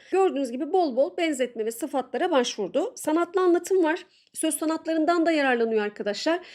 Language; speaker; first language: Turkish; native; Turkish